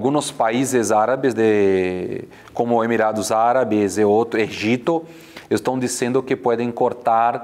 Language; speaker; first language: Spanish; non-native, fluent; Portuguese